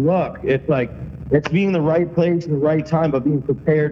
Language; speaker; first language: English; native; English